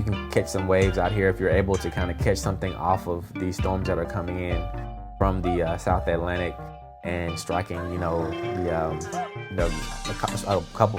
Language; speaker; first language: English; native; English